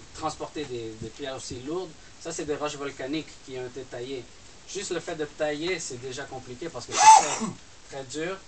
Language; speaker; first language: French; non-native, fluent; Spanish